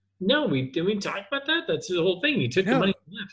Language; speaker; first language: English; native; English